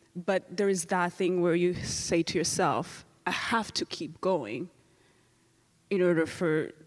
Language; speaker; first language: English; non-native, local second language; Kinyarwanda